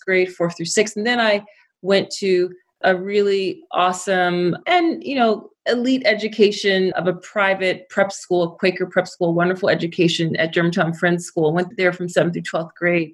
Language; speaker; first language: English; native; English